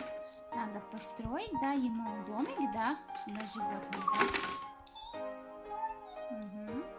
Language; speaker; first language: Russian; non-native, fluent; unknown